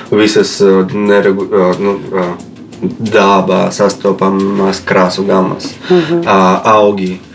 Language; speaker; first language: Latvian; non-native, local second language; Russian